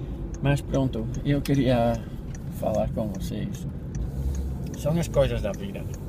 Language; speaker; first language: Portuguese; non-native, learner; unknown